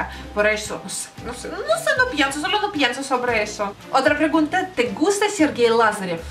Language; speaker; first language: Spanish; non-native, learner; Russian